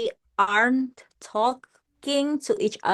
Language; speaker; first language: English; non-native, learner; Indonesian